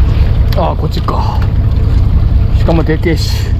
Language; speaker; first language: Japanese; native; Japanese